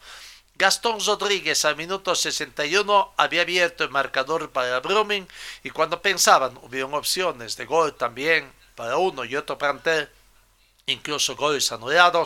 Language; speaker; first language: Spanish; native; Spanish